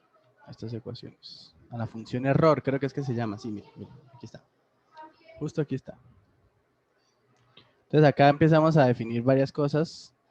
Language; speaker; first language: Spanish; native; Spanish